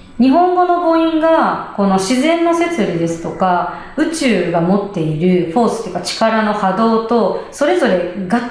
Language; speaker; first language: Japanese; native; Japanese